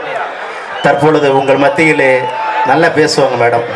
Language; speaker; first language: Tamil; native; Tamil